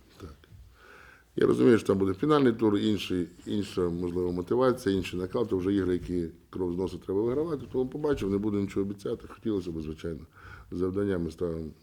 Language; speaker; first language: Ukrainian; native; Ukrainian